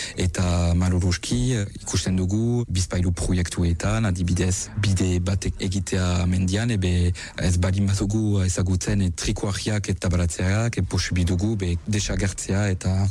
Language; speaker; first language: Basque; non-native, local second language; French